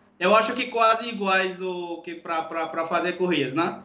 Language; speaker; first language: Portuguese; non-native, learner; Urdu